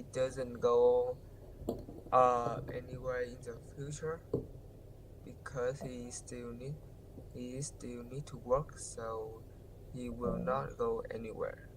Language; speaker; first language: English; non-native, learner; Vietnamese